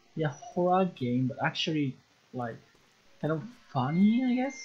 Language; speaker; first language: English; non-native, learner; Japanese